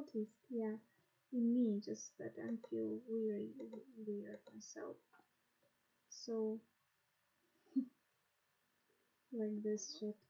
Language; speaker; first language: English; non-native, learner; Russian